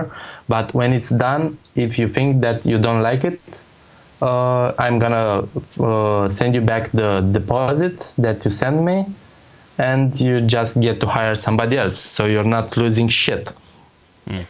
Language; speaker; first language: English; non-native, fluent; Romanian